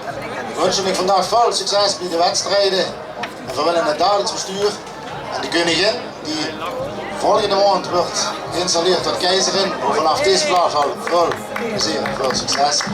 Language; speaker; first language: Dutch; native; Dutch